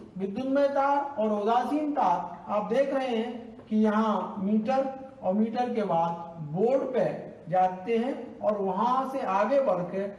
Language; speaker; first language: Hindi; native; Hindi